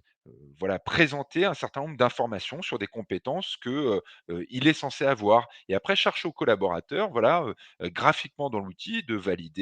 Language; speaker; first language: French; native; French